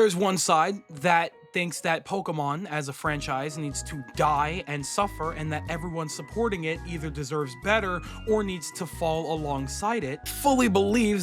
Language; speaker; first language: English; native; English